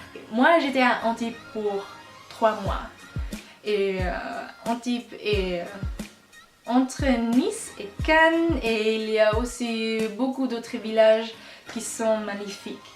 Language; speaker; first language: French; non-native, local second language; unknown